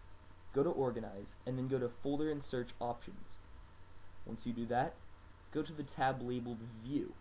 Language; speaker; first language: English; native; English